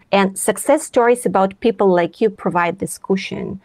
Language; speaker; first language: English; non-native, fluent; Russian